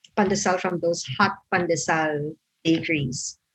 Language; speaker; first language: English; non-native, local second language; Filipino